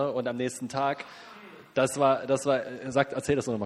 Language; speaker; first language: German; native; German